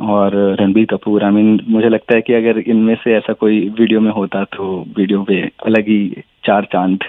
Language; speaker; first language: Hindi; native; Hindi